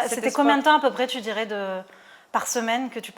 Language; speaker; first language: French; native; French